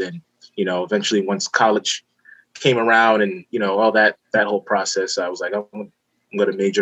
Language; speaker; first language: English; native; English